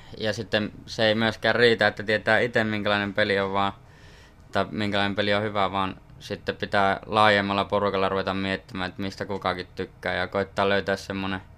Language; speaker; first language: Finnish; native; Finnish